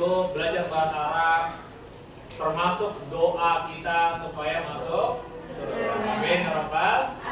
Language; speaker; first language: Indonesian; native; Indonesian